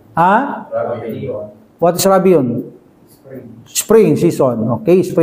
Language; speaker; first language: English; non-native, local second language; Filipino